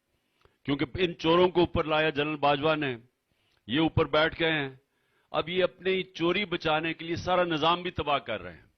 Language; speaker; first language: Urdu; native; Urdu